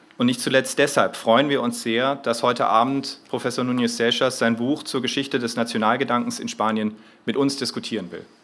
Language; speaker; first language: German; native; German